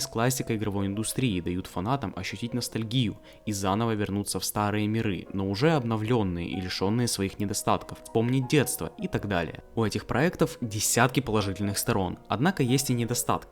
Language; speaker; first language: Russian; native; Russian